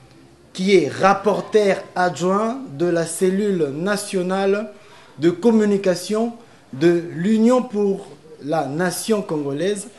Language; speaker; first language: French; non-native, local second language; Lingala